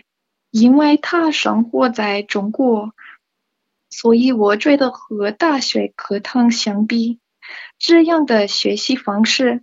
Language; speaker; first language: Chinese; non-native, learner; English